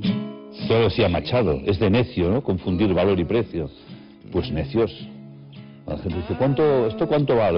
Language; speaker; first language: Spanish; native; Spanish